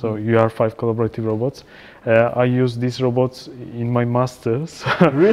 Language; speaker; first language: English; non-native, fluent; Turkish